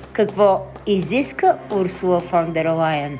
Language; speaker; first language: Bulgarian; native; Bulgarian